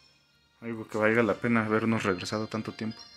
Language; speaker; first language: Spanish; native; Spanish